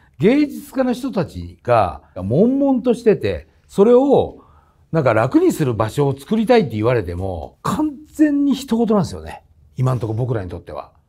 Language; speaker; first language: Japanese; native; Japanese